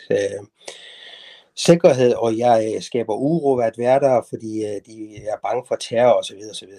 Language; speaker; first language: Danish; non-native, fluent; Persian